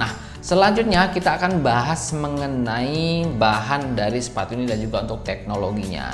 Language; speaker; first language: Indonesian; native; Indonesian